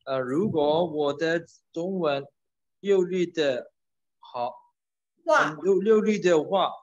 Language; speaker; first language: Chinese; non-native, learner; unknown